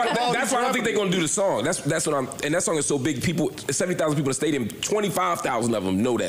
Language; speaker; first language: English; native; English